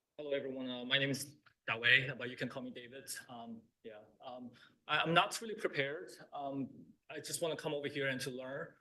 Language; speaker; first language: English; non-native, fluent; Chinese